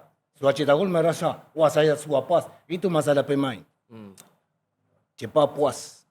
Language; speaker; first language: Indonesian; non-native, fluent; Spanish